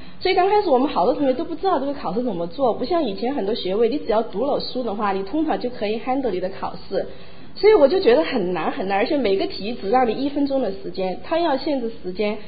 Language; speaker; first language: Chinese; native; Chinese